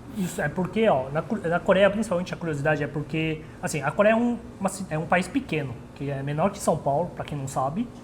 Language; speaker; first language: Portuguese; early bilingual, other home language; Korean